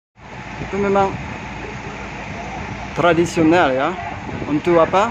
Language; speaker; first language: Indonesian; non-native, learner; French